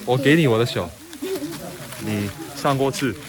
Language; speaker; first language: Chinese; non-native, learner; Cantonese